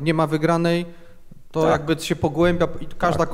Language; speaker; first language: Polish; native; Polish